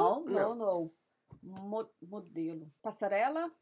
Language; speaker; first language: Portuguese; native; Portuguese